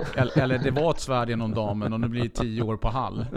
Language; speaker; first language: Swedish; native; Swedish